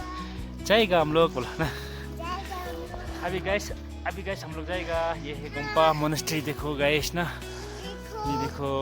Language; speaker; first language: Hindi; non-native, local second language; Nepali